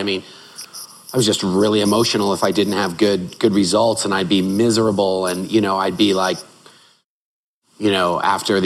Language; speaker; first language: English; native; English